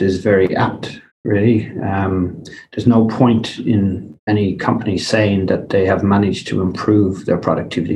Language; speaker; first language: English; native; English